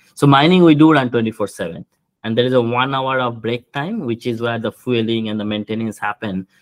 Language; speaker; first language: English; non-native, local second language; Bangla